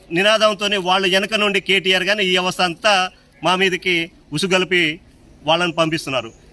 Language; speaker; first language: Telugu; non-native, local second language; Lambadi